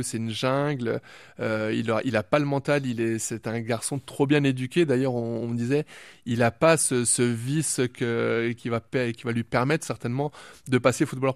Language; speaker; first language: French; native; French